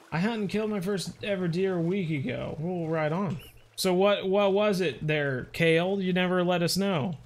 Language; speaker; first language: English; native; English